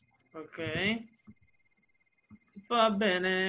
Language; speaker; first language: Italian; non-native, fluent; Spanish